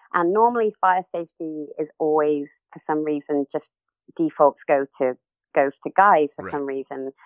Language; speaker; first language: English; native; English